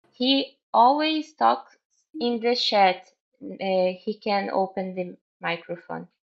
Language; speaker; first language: English; non-native, learner; Portuguese